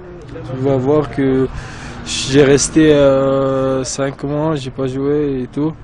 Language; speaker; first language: French; non-native, local second language; Arabic